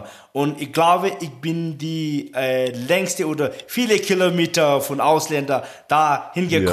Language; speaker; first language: German; non-native, learner; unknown